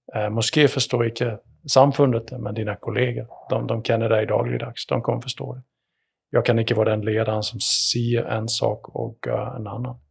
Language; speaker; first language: Swedish; native; Swedish